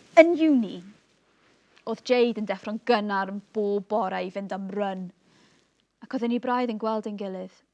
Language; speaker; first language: Welsh; native; Welsh